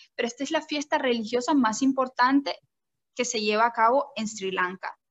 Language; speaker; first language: Spanish; native; Spanish